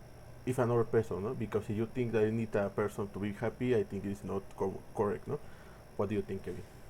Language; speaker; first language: English; non-native, learner; Spanish